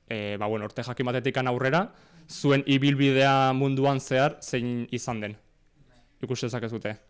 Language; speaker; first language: Basque; native; Basque